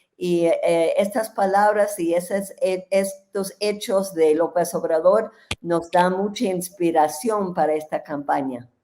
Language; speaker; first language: Spanish; non-native, fluent; English